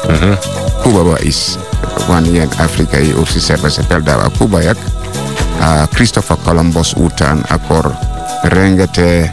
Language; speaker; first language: Hungarian; non-native, fluent; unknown